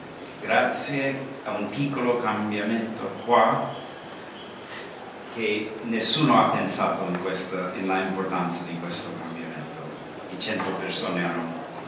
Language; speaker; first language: Italian; non-native, learner; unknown